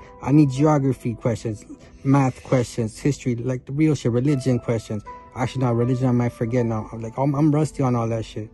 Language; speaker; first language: English; native; English